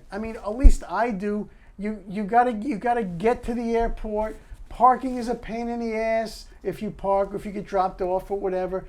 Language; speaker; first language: English; native; English